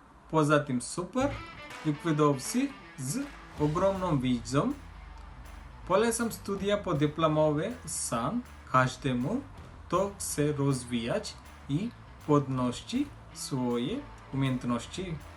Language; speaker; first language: Polish; non-native, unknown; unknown